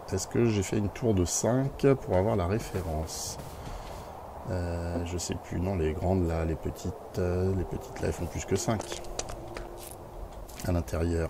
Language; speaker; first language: French; native; French